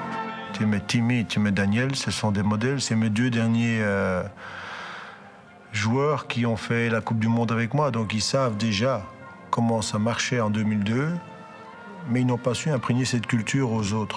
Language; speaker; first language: French; native; French